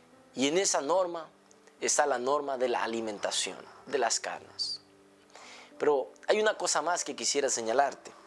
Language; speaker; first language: Spanish; native; Spanish